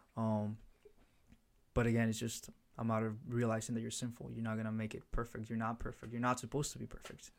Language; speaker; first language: English; early bilingual, other home language; Spanish